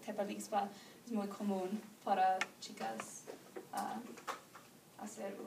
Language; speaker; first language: Spanish; non-native, learner; English